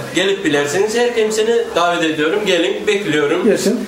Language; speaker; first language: Turkish; non-native, fluent; Turkmen